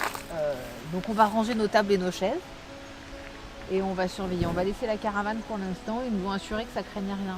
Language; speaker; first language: French; native; French